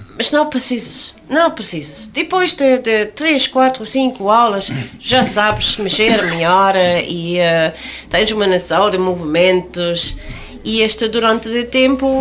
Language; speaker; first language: Portuguese; non-native, learner; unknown